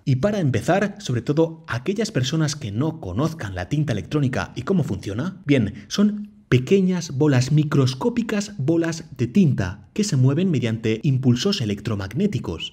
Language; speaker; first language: Spanish; native; Spanish